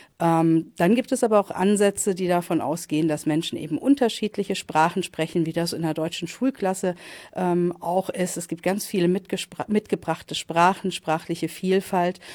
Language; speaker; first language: German; native; German